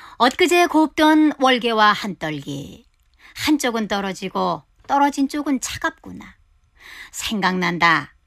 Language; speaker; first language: Korean; native; Korean